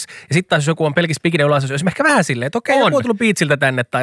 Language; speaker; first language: Finnish; native; Finnish